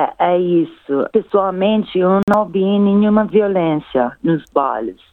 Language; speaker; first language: Portuguese; non-native, fluent; Italian